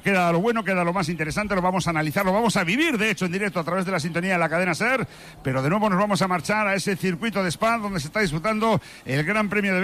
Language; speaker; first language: Spanish; native; Spanish